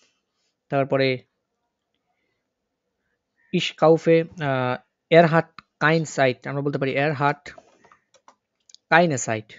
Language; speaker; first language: German; non-native, learner; Bangla